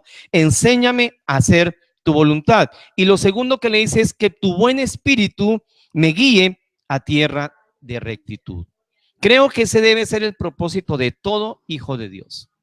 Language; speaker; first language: Spanish; native; Spanish